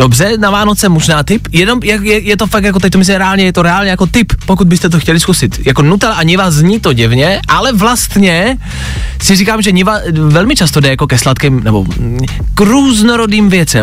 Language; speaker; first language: Czech; native; Czech